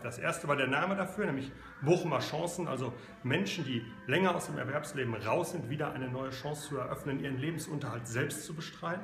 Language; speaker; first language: German; native; German